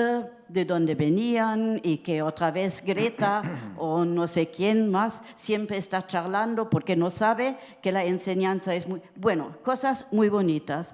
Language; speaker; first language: Spanish; early bilingual, heritage; Spanish